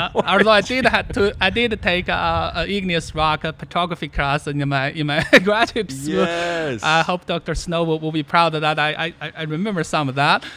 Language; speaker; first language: English; non-native, fluent; Chinese